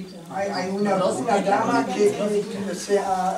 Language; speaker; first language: Spanish; non-native, learner; German